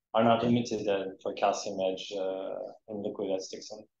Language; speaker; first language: English; native; English